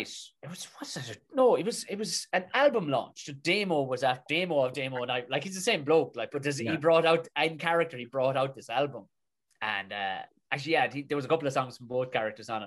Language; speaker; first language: English; native; English